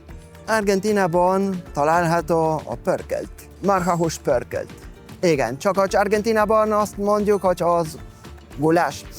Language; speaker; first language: Hungarian; non-native, fluent; Spanish